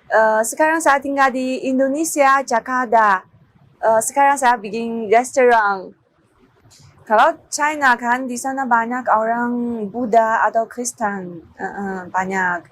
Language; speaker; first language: Indonesian; non-native, learner; Chinese